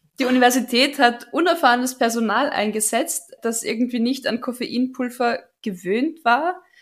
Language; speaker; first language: German; native; German